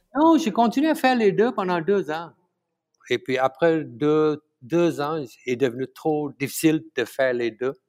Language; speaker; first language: French; non-native, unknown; Tamil